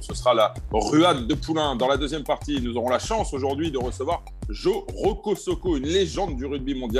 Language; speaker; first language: French; native; French